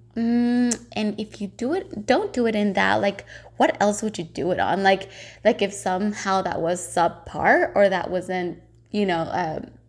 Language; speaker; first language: English; non-native, fluent; Spanish